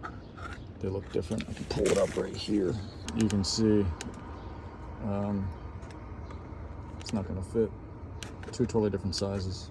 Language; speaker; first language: English; native; English